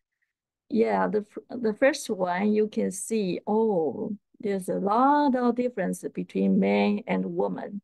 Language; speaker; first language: English; non-native, fluent; Chinese